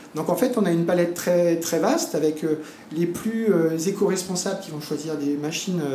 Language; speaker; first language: French; native; French